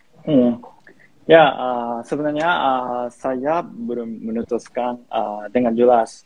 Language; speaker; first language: Indonesian; non-native, fluent; Japanese